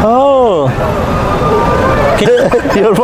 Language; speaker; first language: English; non-native, local second language; Urdu